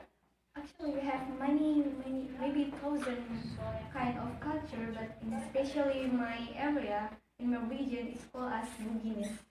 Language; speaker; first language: English; non-native, learner; Buginese